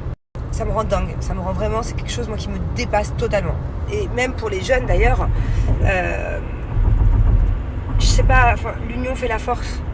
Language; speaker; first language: French; native; French